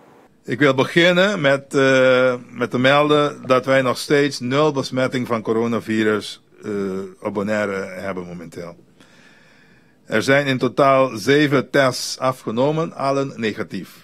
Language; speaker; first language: Dutch; native; Dutch